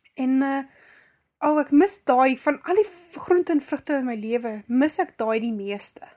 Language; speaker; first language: Afrikaans; native; Afrikaans